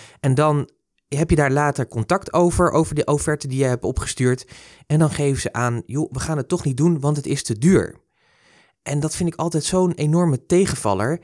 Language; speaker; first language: Dutch; native; Dutch